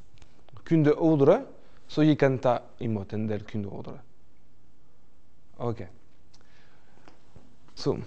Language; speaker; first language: Norwegian; non-native, learner; French